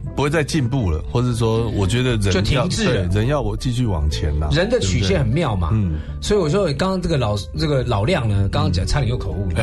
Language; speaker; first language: Chinese; native; Chinese